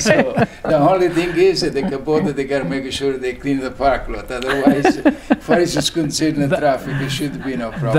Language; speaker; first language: English; early bilingual, other home language; Italian